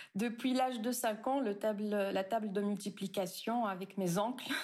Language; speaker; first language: French; non-native, local second language; Arabic